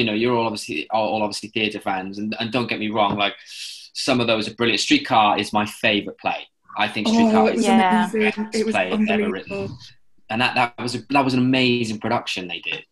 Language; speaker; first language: English; native; English